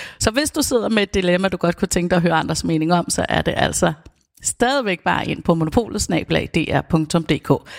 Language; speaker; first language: Danish; native; Danish